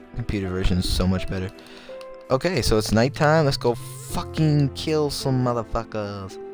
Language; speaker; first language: English; native; English